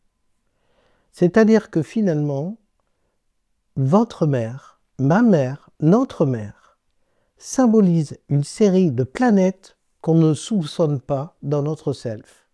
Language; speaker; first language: French; native; French